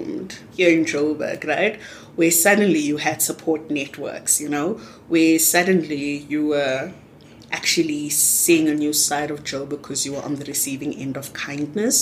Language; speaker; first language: English; non-native, local second language; Tswana